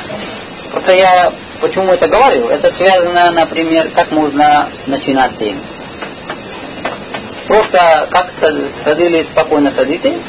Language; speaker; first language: Russian; non-native, learner; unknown